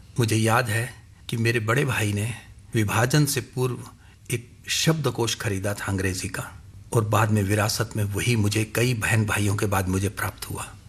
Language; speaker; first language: Hindi; non-native, local second language; Punjabi